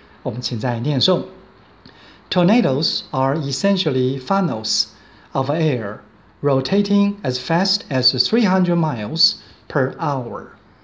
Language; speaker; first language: English; non-native, fluent; Chinese